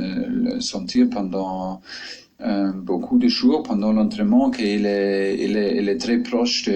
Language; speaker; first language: French; non-native, fluent; German